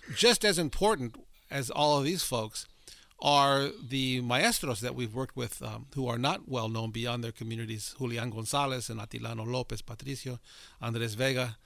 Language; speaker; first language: English; native; English